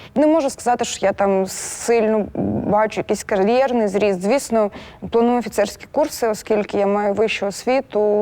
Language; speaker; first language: Ukrainian; non-native, local second language; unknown